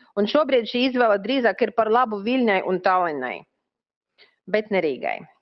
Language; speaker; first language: Latvian; non-native, local second language; Russian